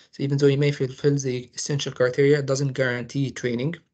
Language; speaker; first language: English; non-native, fluent; Arabic